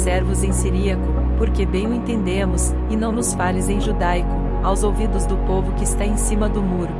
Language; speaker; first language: Portuguese; native; Portuguese